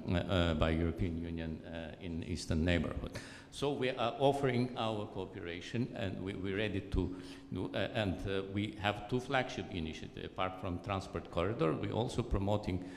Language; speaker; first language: English; non-native, fluent; Azerbaijani